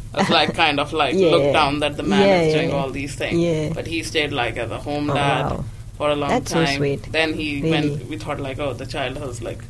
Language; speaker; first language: English; non-native, local second language; Hindi